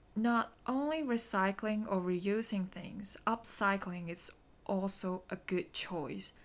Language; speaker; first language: English; non-native, local second language; Cantonese